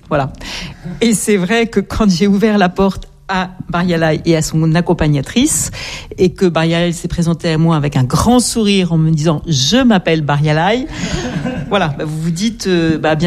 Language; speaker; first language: French; native; French